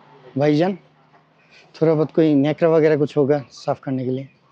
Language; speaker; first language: Hindi; non-native, fluent; Bangla